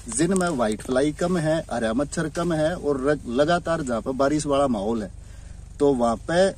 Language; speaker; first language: Hindi; native; Hindi